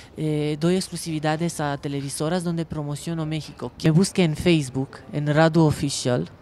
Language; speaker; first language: Spanish; non-native, fluent; Romanian